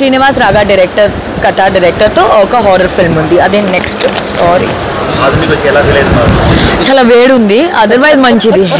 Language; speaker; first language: Telugu; non-native, learner; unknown